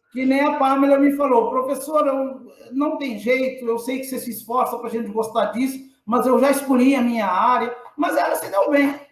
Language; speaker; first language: Portuguese; non-native, local second language; Kabuverdianu